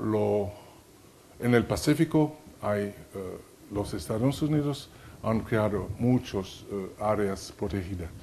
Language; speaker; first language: Spanish; non-native, fluent; French